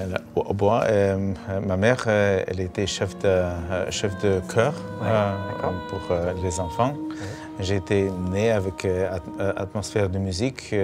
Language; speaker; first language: French; non-native, learner; Russian